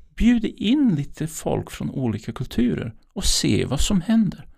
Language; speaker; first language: Swedish; non-native, fluent; Bosnian